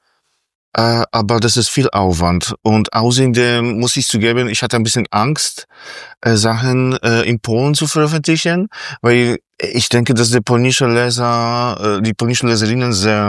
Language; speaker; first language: German; non-native, fluent; Polish